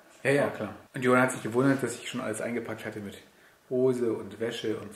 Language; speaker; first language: German; native; German